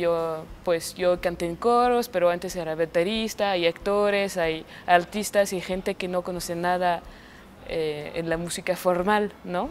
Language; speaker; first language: Spanish; non-native, fluent; French